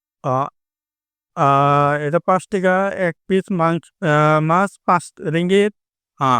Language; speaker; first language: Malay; non-native, learner; Bangla